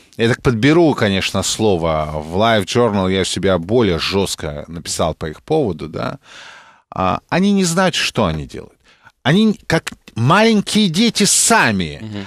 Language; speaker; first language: Russian; native; Russian